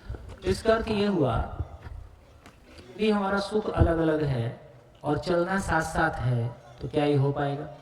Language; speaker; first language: Hindi; native; Hindi